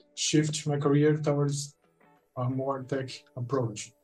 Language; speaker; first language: English; non-native, fluent; Portuguese